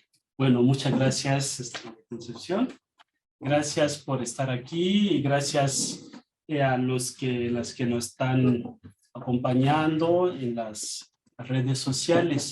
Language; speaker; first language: Spanish; non-native, fluent; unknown